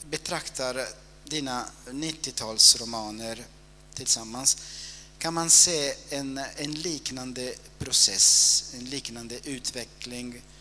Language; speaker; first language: Swedish; non-native, fluent; Italian